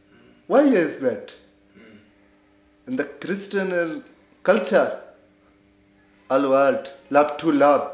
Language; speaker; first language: English; non-native, learner; Baluchi